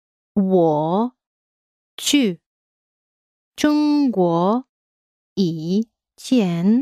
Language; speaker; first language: Chinese; non-native, learner; English